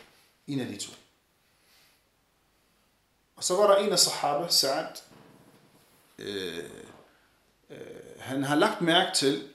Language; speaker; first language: Danish; early bilingual, other home language; Arabic